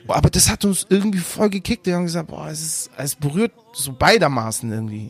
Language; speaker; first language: German; early bilingual, other home language; Turkish